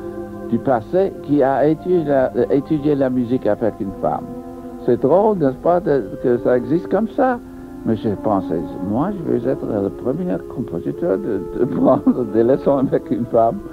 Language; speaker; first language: French; non-native, fluent; English